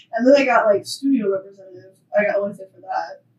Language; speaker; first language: English; native; English